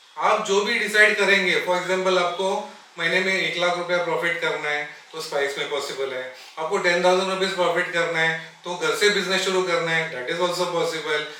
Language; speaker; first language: Hindi; non-native, local second language; Marathi